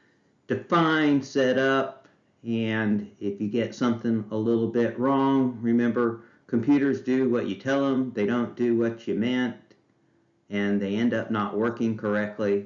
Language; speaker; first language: English; native; English